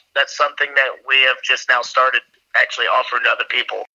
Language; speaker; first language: English; native; English